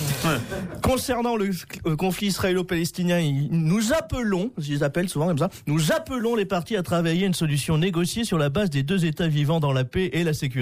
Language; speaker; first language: French; native; French